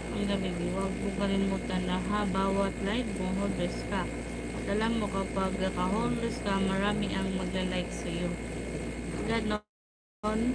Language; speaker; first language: Filipino; non-native, local second language; Cebuano